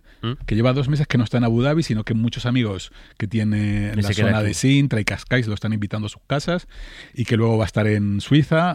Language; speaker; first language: Spanish; native; Spanish